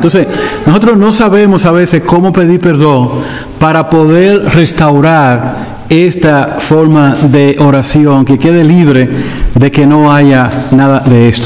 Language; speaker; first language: Spanish; native; Spanish